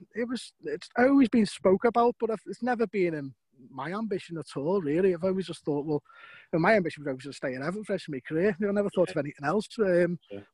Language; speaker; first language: English; native; English